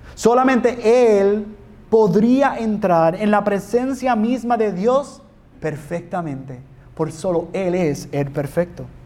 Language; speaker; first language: Spanish; non-native, fluent; English